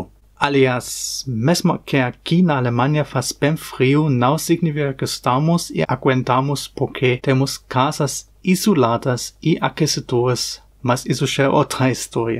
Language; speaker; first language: Portuguese; non-native, fluent; German